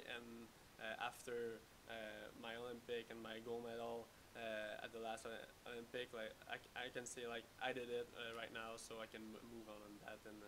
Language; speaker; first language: English; non-native, learner; French